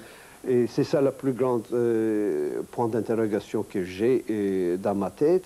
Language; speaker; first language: French; non-native, fluent; Turkish